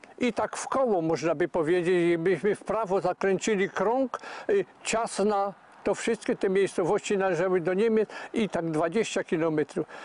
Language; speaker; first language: Polish; native; Polish